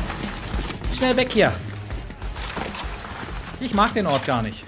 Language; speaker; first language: German; native; German